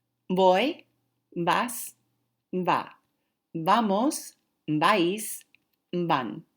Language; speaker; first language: Spanish; non-native, fluent; English